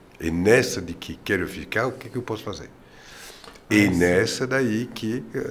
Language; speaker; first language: Portuguese; non-native, fluent; French